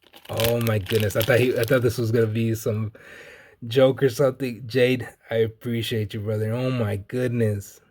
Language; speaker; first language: English; native; English